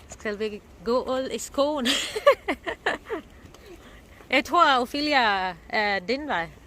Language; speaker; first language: Danish; non-native, learner; Filipino